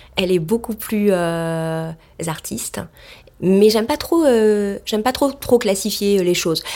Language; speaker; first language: French; native; French